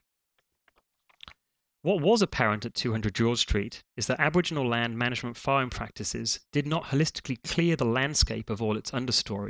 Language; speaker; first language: English; native; English